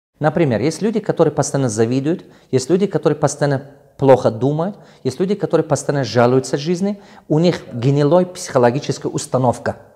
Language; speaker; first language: Russian; non-native, local second language; Tajik